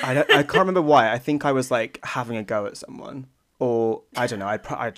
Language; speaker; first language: English; native; English